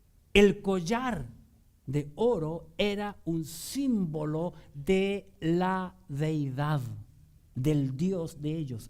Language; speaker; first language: Spanish; native; Spanish